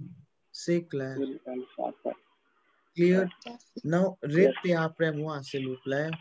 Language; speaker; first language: French; non-native, fluent; Hindi